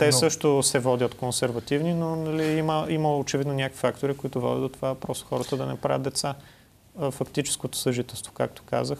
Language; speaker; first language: Bulgarian; native; Bulgarian